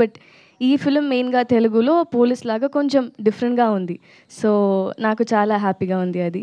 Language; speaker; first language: Telugu; non-native, learner; Tamil